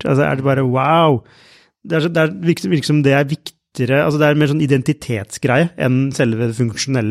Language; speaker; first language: Norwegian; native; Norwegian